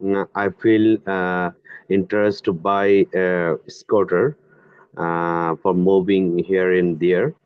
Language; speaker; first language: English; non-native, learner; Bangla